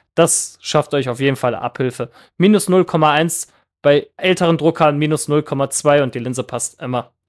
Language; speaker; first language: German; native; German